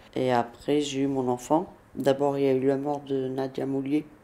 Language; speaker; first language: French; early bilingual, other home language; Italian